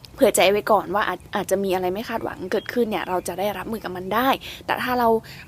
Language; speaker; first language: Thai; native; Thai